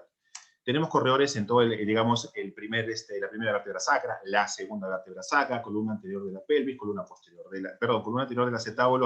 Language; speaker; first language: Spanish; native; Spanish